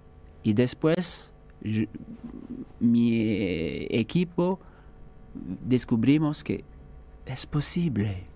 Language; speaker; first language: Spanish; non-native, fluent; French